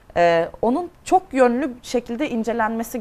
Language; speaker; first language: Turkish; native; Turkish